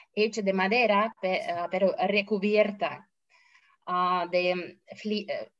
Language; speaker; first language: Spanish; non-native, fluent; Russian